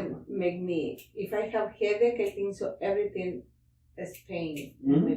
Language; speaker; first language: English; non-native, learner; Spanish